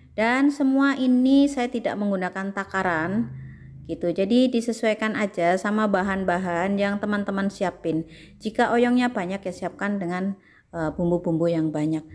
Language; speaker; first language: Indonesian; non-native, local second language; Javanese